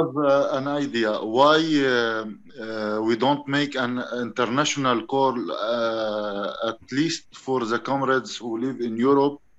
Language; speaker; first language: English; non-native, learner; Arabic